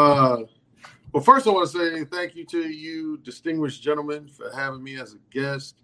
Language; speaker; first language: English; native; English